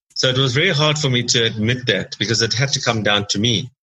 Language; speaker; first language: English; native; English